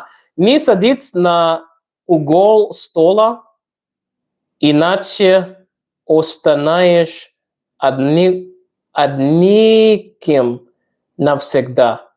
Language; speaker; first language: Russian; non-native, learner; English